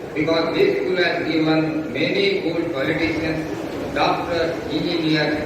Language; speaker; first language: English; non-native, local second language; Marathi